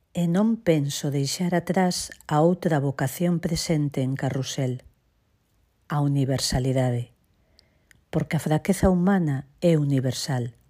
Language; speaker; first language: Galician; native; Galician